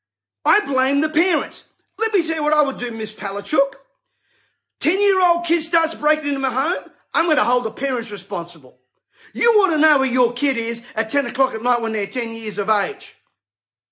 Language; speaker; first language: English; native; English